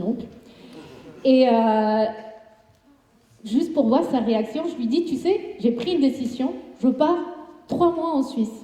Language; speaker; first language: French; non-native, fluent; Spanish